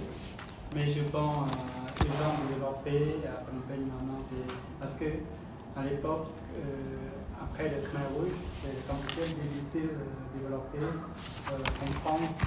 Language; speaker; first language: French; non-native, learner; Khmer